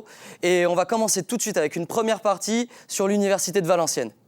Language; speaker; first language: French; native; French